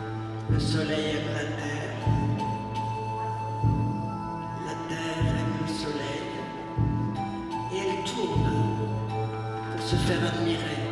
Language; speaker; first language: French; native; French